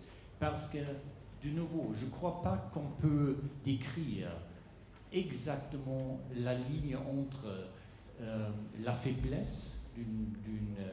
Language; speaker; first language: French; non-native, fluent; German